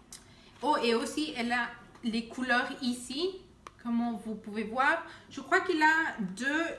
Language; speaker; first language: French; non-native, fluent; Spanish